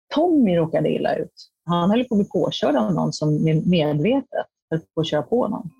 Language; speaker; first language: Swedish; native; Swedish